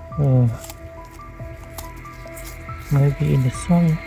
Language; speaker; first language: English; non-native, learner; Khmer